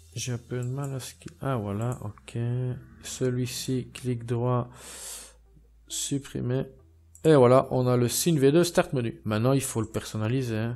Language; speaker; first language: French; native; French